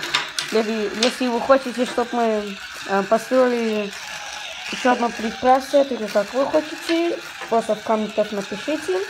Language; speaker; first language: Russian; early bilingual, heritage; Russian